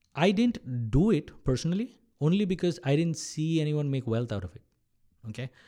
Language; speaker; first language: English; non-native, local second language; Malayalam